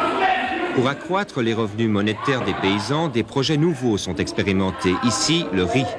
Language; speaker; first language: French; native; French